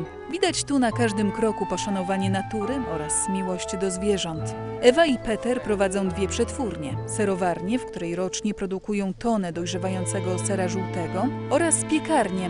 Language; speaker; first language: Polish; native; Polish